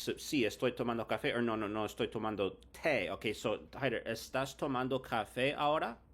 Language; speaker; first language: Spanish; non-native, fluent; English